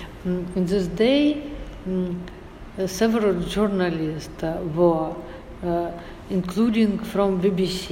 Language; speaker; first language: English; non-native, learner; Russian